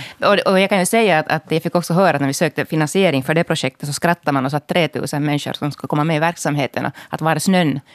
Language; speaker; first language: Swedish; native; Swedish